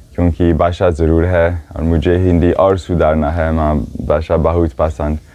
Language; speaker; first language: Hindi; non-native, fluent; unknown